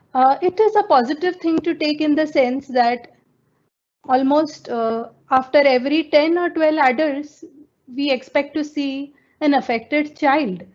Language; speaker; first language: English; non-native, local second language; Marathi